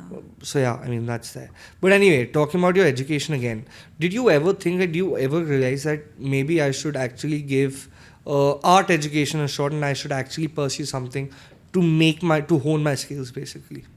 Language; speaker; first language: English; non-native, local second language; Hindi